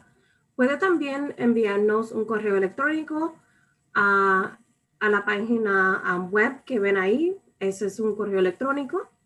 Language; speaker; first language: Spanish; early bilingual, other home language; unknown